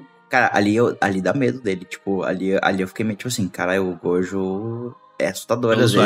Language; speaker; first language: Portuguese; native; Portuguese